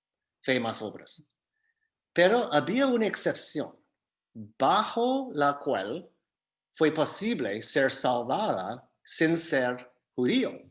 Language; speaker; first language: Spanish; non-native, fluent; English